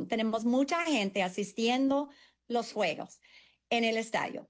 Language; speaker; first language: Spanish; non-native, fluent; English